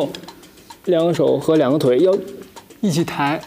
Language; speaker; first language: Chinese; native; Chinese